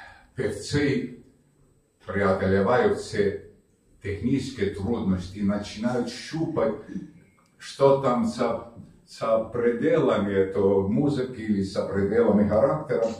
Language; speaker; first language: Russian; native; Russian